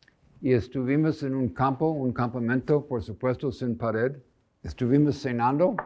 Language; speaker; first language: Spanish; non-native, fluent; English